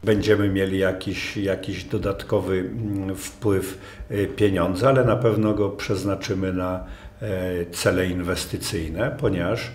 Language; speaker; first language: Polish; native; Polish